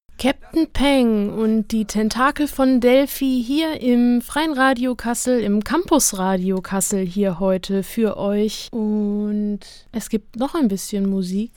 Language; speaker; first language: German; native; German